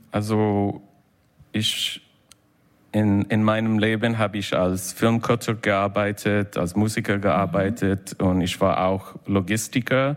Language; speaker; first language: German; non-native, learner; English